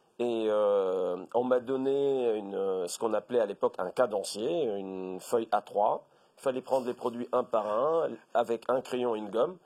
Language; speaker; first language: French; non-native, local second language; Arabic